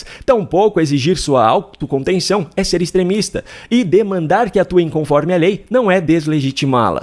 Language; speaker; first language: Portuguese; native; Portuguese